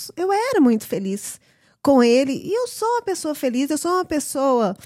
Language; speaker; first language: Portuguese; early bilingual, heritage; English